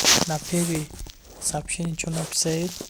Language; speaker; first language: Russian; non-native, learner; Tajik